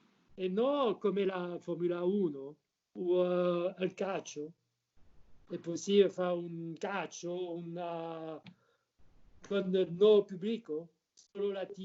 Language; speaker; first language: Italian; non-native, learner; French